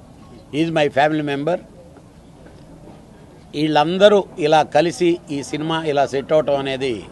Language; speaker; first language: Telugu; native; Telugu